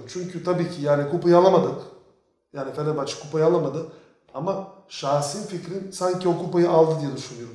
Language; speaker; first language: Turkish; non-native, fluent; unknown